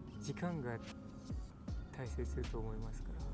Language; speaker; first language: Japanese; non-native, learner; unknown